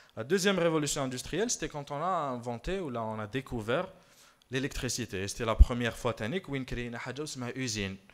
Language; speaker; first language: French; non-native, local second language; Arabic